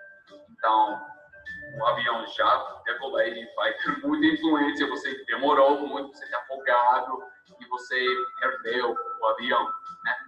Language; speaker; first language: Portuguese; non-native, fluent; English